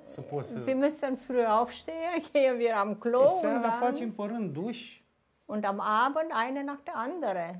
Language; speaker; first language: German; non-native, fluent; Romanian